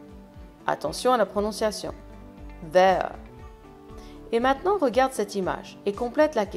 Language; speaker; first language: French; non-native, fluent; English